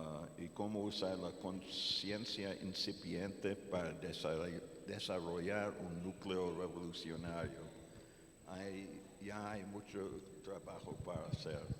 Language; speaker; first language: Spanish; non-native, fluent; English